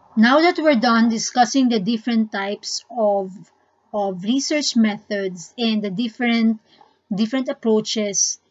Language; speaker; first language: English; non-native, local second language; Filipino